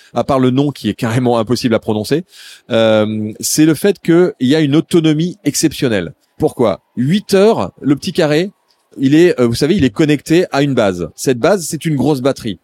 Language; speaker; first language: French; native; French